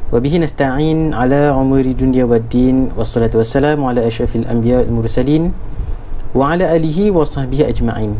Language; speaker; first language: Malay; native; Malay